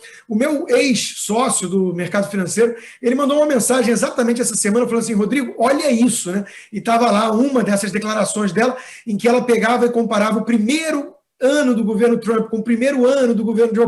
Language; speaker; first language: Portuguese; native; Portuguese